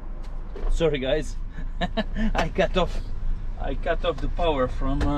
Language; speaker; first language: English; non-native, learner; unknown